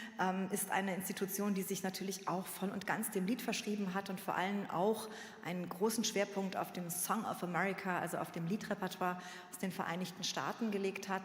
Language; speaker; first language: German; native; German